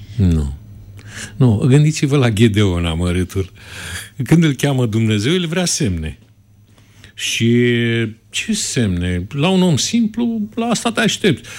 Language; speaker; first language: Romanian; native; Romanian